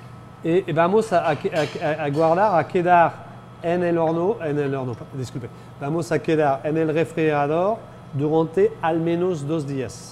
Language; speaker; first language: Spanish; non-native, fluent; French